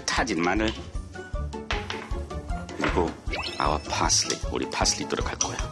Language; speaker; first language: Korean; non-native, learner; English